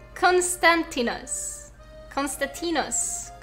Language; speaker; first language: English; non-native, fluent; Norwegian